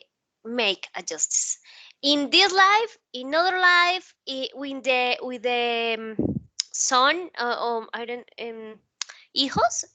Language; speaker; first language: English; non-native, learner; Spanish